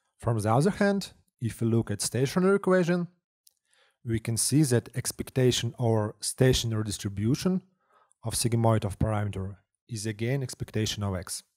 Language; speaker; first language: English; non-native, fluent; Russian